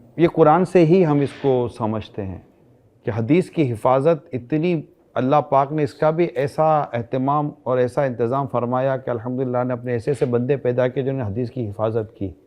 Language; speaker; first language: Urdu; native; Urdu